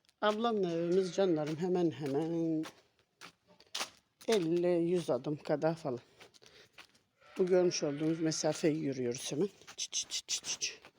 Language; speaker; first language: Turkish; native; Turkish